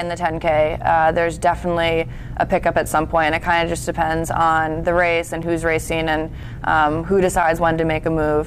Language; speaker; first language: English; native; English